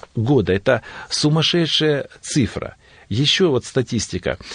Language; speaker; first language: Russian; native; Russian